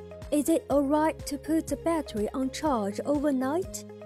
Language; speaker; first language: English; non-native, fluent; Chinese